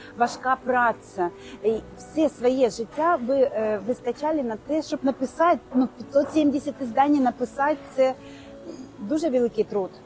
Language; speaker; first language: Ukrainian; non-native, local second language; Russian